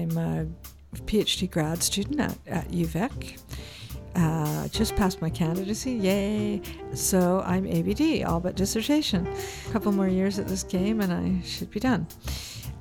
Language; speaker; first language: English; native; English